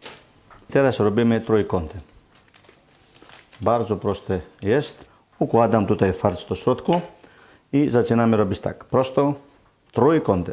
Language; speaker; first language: Polish; non-native, learner; Greek